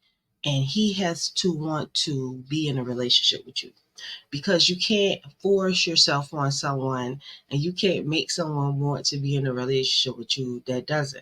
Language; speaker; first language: English; native; English